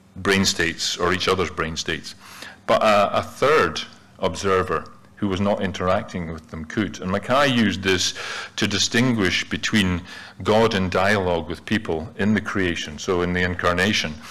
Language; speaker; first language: English; native; English